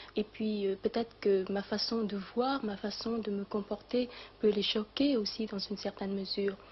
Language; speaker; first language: French; early bilingual, other home language; Vietnamese